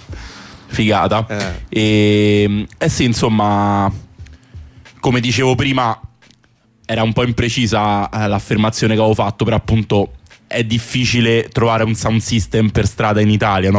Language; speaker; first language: Italian; native; Italian